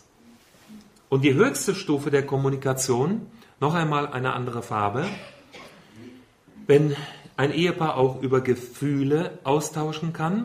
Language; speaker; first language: German; native; German